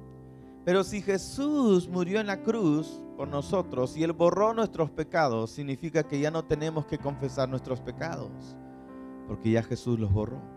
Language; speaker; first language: Spanish; native; Spanish